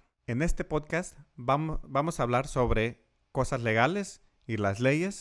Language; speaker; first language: Spanish; early bilingual, heritage; English